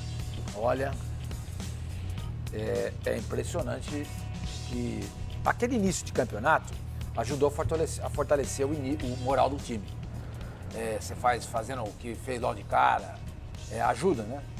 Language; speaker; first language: Portuguese; native; Portuguese